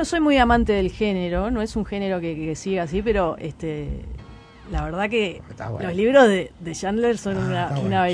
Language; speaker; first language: Spanish; native; Spanish